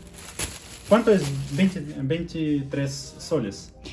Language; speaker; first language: Spanish; non-native, learner; Russian